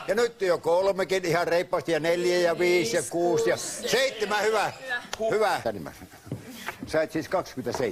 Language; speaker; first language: Finnish; native; Finnish